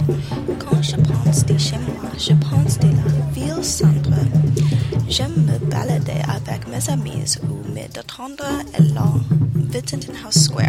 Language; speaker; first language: French; non-native, learner; English